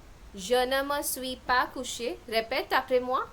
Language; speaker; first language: French; non-native, fluent; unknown